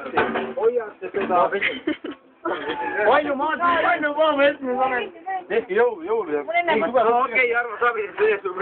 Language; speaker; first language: Estonian; native; Estonian